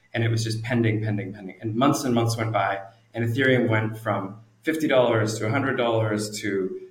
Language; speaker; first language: English; native; English